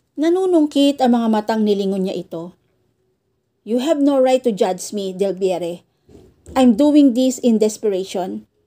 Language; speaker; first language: Filipino; native; Filipino